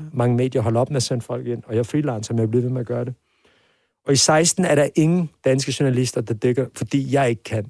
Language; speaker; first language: Danish; early bilingual, other home language; Persian